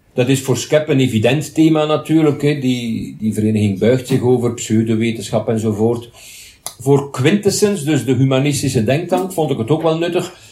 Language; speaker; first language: Dutch; native; Dutch